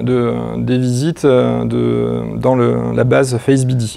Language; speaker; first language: French; native; French